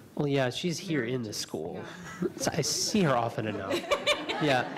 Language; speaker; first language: English; native; English